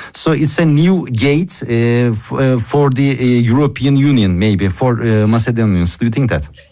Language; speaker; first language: English; non-native, learner; Turkish